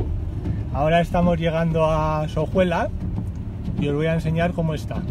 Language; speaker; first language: Spanish; native; Spanish